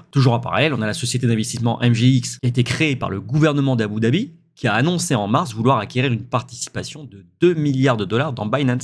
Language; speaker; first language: French; native; French